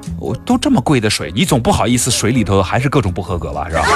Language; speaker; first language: Chinese; native; Chinese